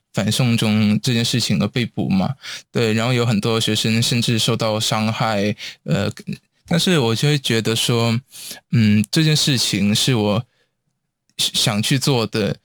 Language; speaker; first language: Chinese; non-native, local second language; Cantonese